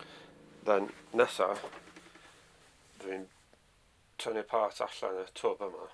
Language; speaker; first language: Welsh; non-native, learner; English